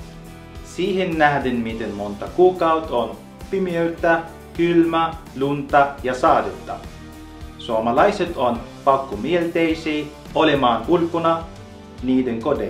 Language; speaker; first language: Finnish; non-native, fluent; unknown